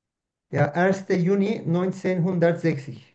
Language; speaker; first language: German; non-native, learner; Turkish